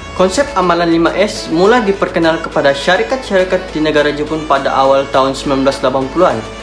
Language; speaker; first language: Malay; non-native, local second language; Chinese